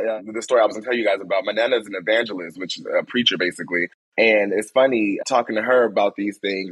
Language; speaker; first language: English; native; English